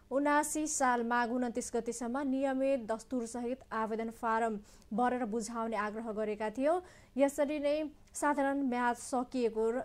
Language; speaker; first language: Nepali; non-native, local second language; Maithili